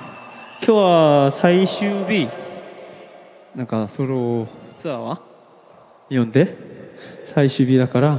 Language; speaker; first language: Japanese; non-native, learner; Korean